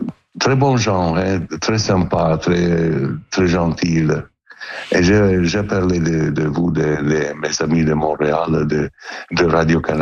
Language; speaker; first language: French; non-native, learner; Italian